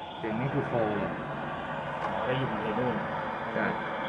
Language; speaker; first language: Thai; native; Thai